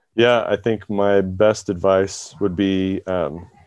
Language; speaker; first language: English; native; English